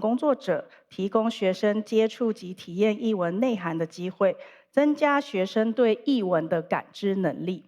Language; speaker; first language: Chinese; native; Chinese